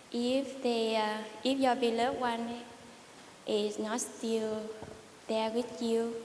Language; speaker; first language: English; non-native, learner; Vietnamese